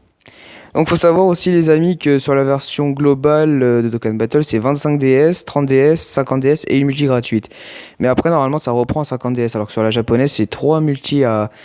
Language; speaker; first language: French; native; French